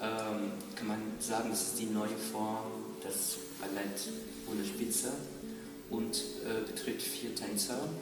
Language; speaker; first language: German; non-native, fluent; French